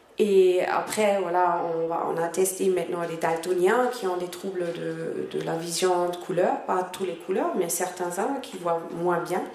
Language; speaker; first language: French; non-native, fluent; German